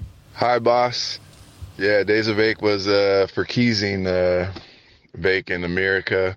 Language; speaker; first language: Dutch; non-native, learner; English